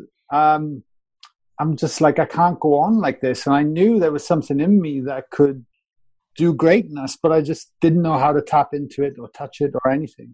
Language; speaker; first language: English; native; English